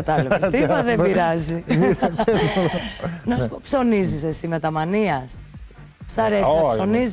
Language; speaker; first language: Greek; native; Greek